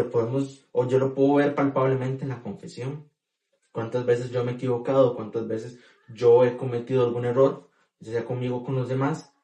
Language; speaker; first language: Spanish; native; Spanish